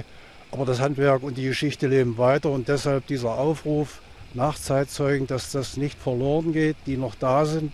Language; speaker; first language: German; native; German